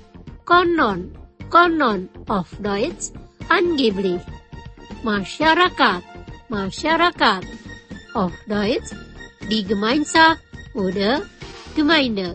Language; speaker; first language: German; non-native, fluent; Indonesian